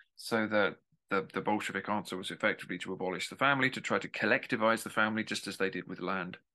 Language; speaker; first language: English; native; English